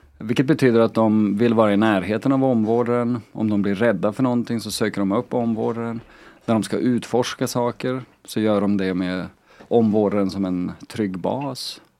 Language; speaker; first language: Swedish; native; Swedish